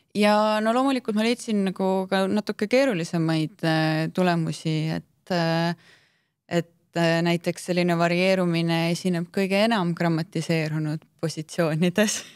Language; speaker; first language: Estonian; native; Estonian